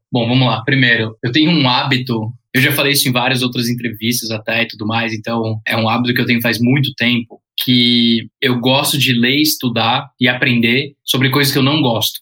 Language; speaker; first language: Portuguese; early bilingual, heritage; Portuguese